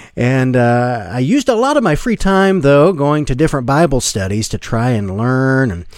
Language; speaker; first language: English; native; English